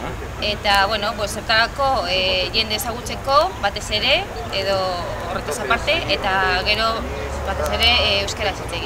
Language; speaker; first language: Basque; non-native, local second language; Spanish